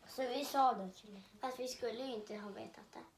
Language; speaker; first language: Swedish; native; Swedish